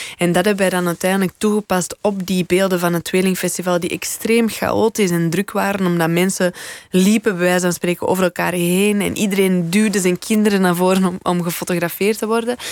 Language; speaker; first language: Dutch; native; Dutch